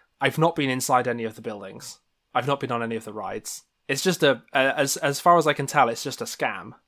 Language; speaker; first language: English; native; English